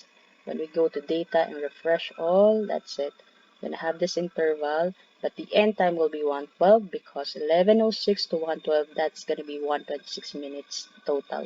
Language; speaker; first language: English; non-native, local second language; Filipino